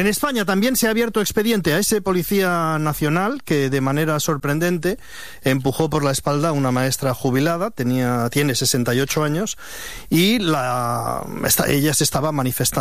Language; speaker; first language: Spanish; native; Spanish